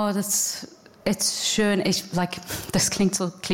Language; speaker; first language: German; non-native, fluent; English